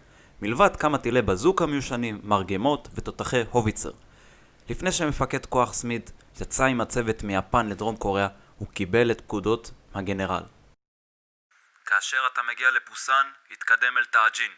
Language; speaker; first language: Hebrew; native; Hebrew